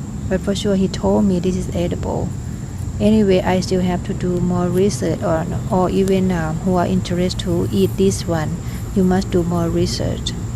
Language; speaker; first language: English; non-native, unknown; Thai